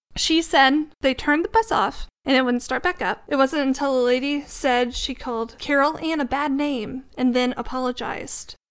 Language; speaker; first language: English; native; English